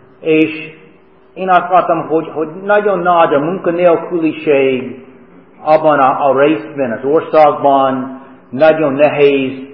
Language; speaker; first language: Hungarian; non-native, fluent; English